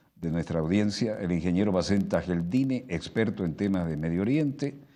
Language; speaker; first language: Spanish; native; Spanish